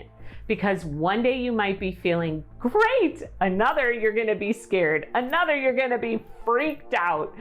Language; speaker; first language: English; native; English